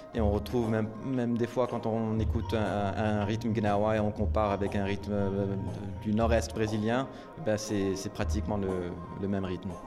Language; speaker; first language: French; non-native, local second language; Arabic